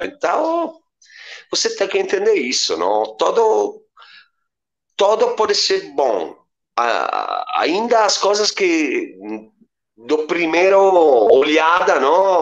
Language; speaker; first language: Portuguese; non-native, learner; Italian